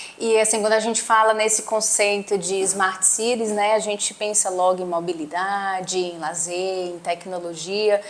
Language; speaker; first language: Portuguese; native; Portuguese